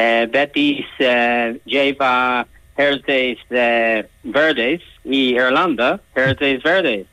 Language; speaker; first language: Spanish; non-native, learner; English